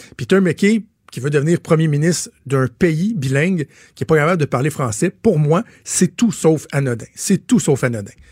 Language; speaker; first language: French; native; French